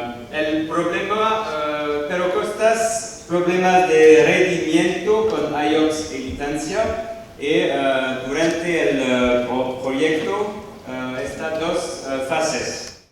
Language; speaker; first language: Spanish; non-native, learner; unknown